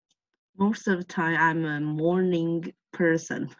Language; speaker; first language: English; non-native, learner; Chinese